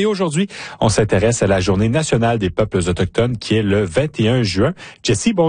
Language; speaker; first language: French; native; French